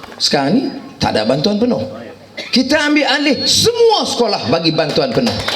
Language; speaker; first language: Malay; native; Malay